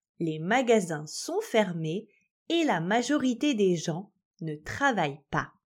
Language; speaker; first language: French; native; French